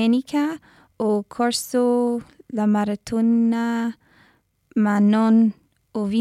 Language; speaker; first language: Italian; non-native, learner; English